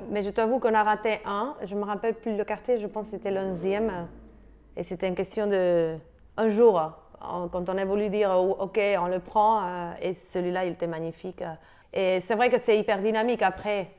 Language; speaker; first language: French; non-native, fluent; Spanish